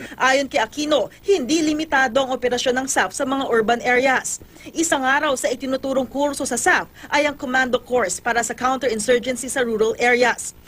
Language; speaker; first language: Filipino; native; Filipino